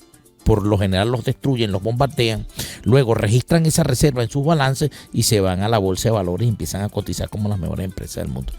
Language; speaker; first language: Spanish; native; Spanish